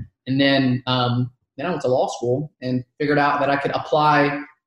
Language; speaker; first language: English; early bilingual, other home language; Arabic